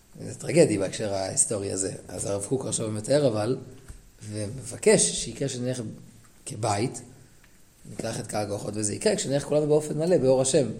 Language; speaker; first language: Hebrew; native; Hebrew